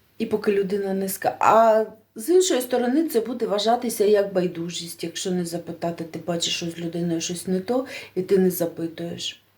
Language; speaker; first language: Ukrainian; native; Ukrainian